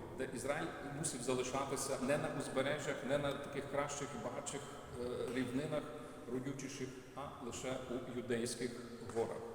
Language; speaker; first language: Ukrainian; native; Ukrainian